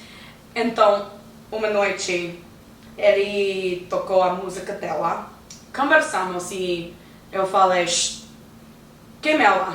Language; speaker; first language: Portuguese; non-native, learner; English